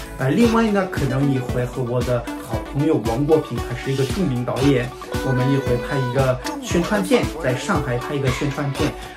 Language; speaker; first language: Chinese; non-native, fluent; French